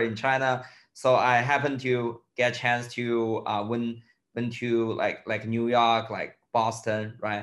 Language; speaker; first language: English; non-native, fluent; Chinese